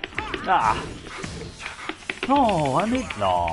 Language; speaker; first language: English; non-native, learner; Italian